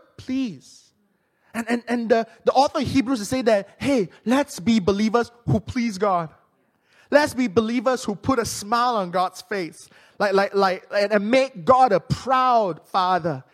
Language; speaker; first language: English; non-native, local second language; Min Nan Chinese